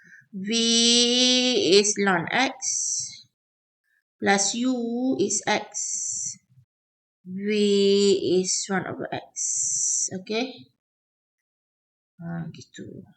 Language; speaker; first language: English; non-native, local second language; Malay